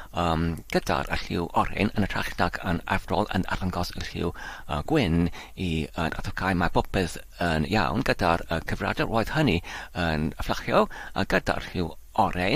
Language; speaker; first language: Welsh; non-native, learner; English